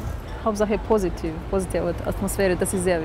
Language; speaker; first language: German; non-native, fluent; Serbian